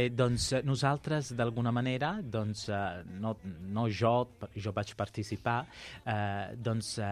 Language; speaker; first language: Catalan; non-native, fluent; Sicilian